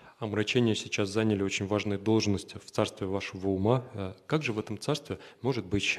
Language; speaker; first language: Russian; native; Russian